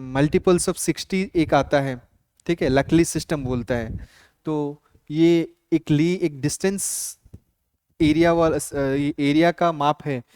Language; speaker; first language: Hindi; non-native, local second language; Assamese